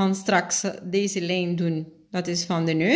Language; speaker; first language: Dutch; non-native, fluent; Spanish